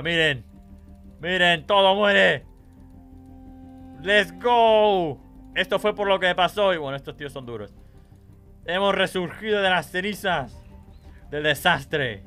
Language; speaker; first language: Spanish; native; Spanish